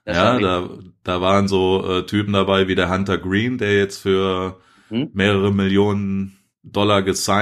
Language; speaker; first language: German; native; German